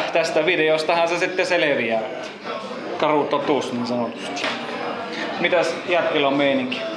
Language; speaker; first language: Finnish; non-native, fluent; German